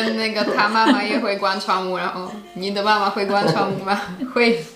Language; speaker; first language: Chinese; non-native, fluent; Slovak